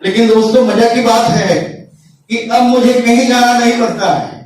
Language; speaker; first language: Hindi; non-native, local second language; Bangla